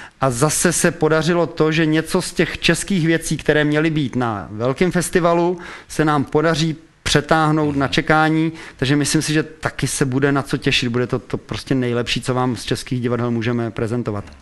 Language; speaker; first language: Czech; native; Czech